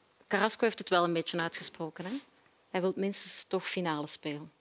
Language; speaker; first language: Dutch; native; Dutch